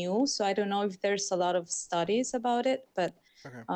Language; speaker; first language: English; non-native, fluent; Spanish